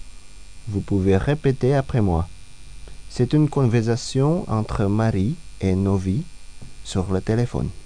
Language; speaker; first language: French; non-native, fluent; Indonesian